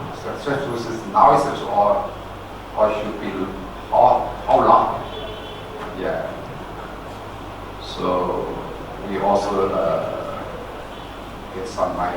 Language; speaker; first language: English; non-native, learner; Chinese